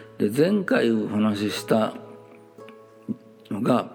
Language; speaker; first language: Japanese; native; Japanese